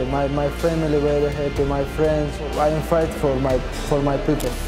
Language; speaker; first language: English; non-native, learner; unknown